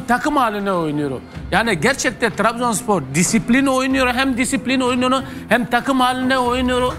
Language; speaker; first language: Turkish; non-native, learner; French